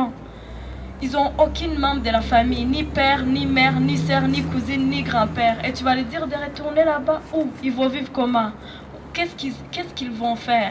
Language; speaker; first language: French; non-native, local second language; Rundi